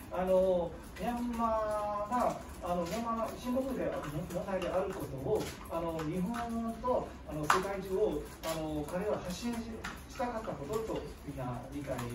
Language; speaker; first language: Japanese; non-native, fluent; Burmese